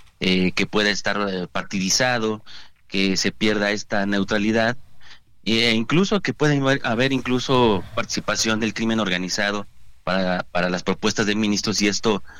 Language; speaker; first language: Spanish; native; Spanish